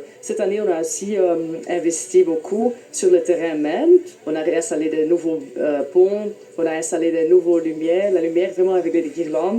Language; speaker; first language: French; non-native, local second language; Dutch